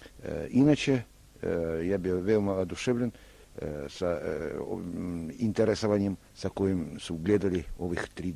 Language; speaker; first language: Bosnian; non-native, learner; Russian